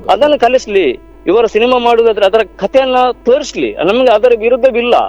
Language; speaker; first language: Kannada; non-native, local second language; Tulu